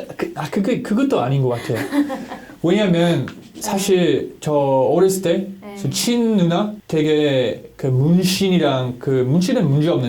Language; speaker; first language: Korean; non-native, learner; English